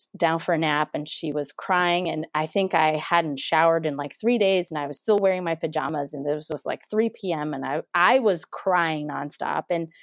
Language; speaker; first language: English; non-native, fluent; Spanish